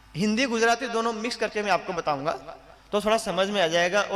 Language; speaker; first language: Hindi; non-native, local second language; Gujarati